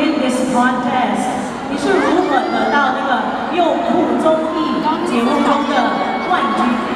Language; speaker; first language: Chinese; non-native, learner; Filipino